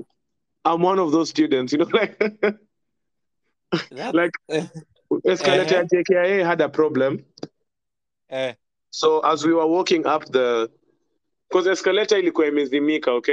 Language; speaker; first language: English; non-native, local second language; Swahili